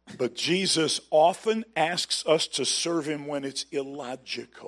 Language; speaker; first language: English; native; English